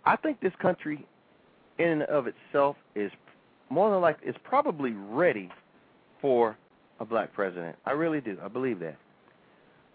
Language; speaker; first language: English; native; English